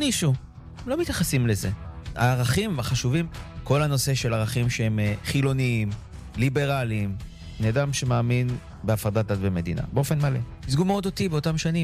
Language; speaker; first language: Hebrew; native; Hebrew